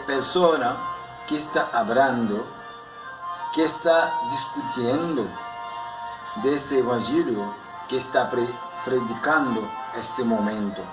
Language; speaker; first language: Spanish; non-native, learner; Haitian Creole